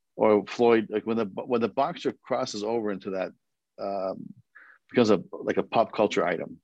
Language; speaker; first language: English; early bilingual, other home language; Korean